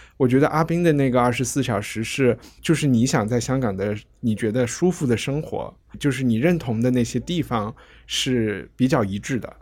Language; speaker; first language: Chinese; native; Chinese